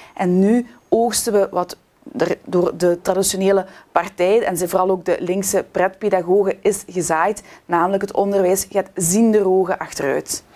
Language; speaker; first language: Dutch; native; Dutch